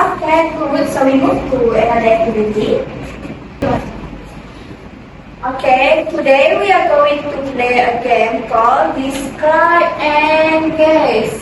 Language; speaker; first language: English; non-native, local second language; Malay